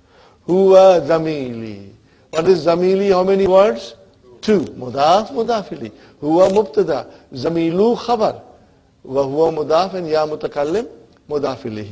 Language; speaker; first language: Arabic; non-native, fluent; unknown